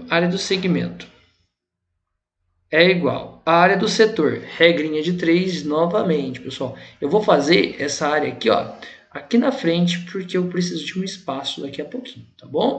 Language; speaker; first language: Portuguese; native; Portuguese